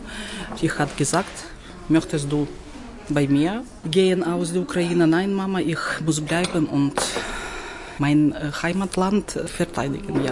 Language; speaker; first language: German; non-native, learner; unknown